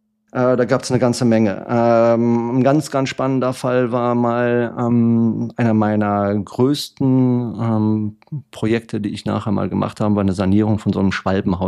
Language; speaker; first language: German; native; German